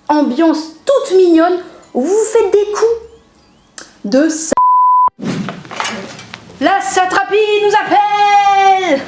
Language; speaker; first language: French; native; French